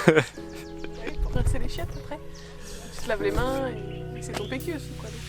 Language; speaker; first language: French; native; French